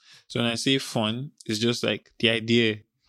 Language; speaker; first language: English; non-native, local second language; Igbo